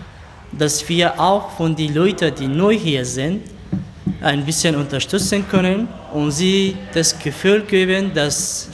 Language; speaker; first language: German; non-native, learner; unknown